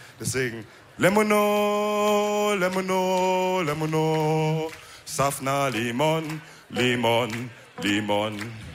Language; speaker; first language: German; early bilingual, other home language; Wolof